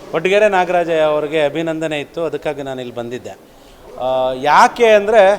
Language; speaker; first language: Kannada; non-native, local second language; Lambadi